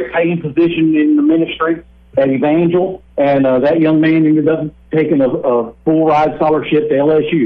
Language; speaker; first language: English; native; English